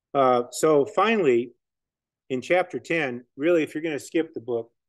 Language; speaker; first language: English; native; English